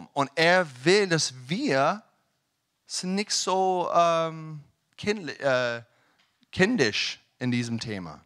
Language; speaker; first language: German; non-native, learner; English